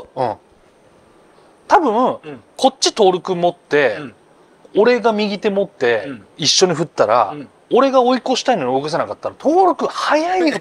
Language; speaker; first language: Japanese; native; Japanese